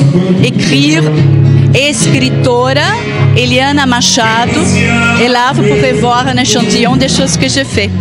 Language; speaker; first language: French; non-native, fluent; Portuguese